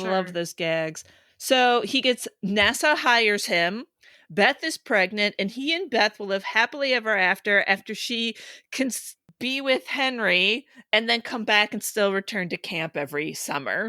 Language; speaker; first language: English; native; English